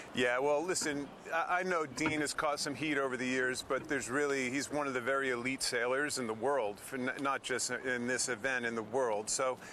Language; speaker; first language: English; native; English